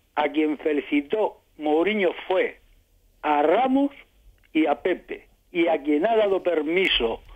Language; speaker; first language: Spanish; native; Spanish